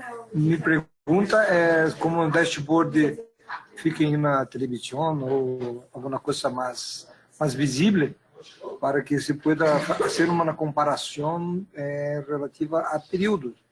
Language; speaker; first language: Spanish; non-native, learner; Portuguese